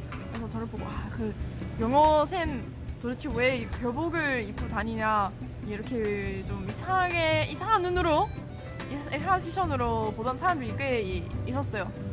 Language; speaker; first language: Korean; non-native, fluent; English